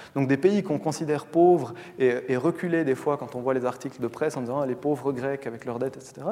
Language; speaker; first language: French; native; French